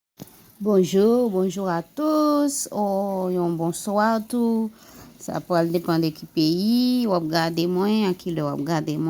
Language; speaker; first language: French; non-native, local second language; Haitian Creole